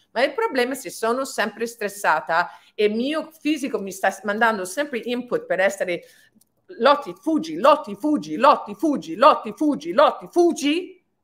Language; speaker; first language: Italian; non-native, fluent; English